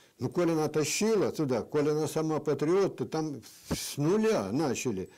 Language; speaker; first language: Russian; native; Russian